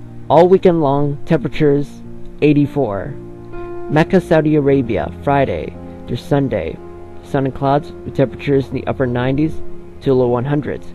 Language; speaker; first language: English; early bilingual, other home language; Spanish